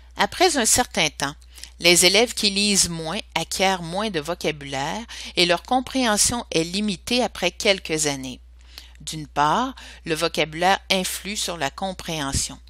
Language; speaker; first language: French; native; French